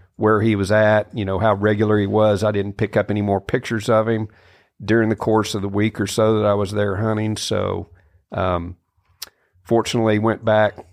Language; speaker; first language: English; native; English